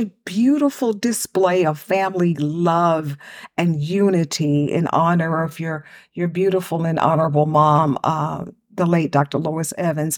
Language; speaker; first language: English; native; English